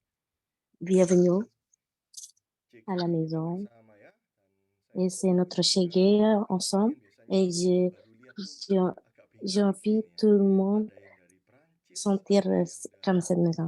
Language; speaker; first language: French; non-native, learner; Indonesian